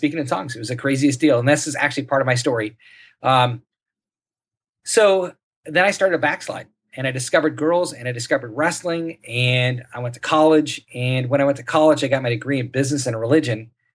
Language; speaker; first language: English; native; English